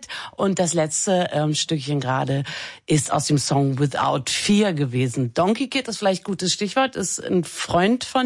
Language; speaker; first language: German; native; German